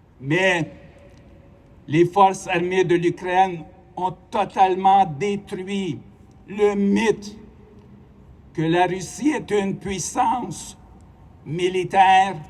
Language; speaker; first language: French; non-native, local second language; Ukrainian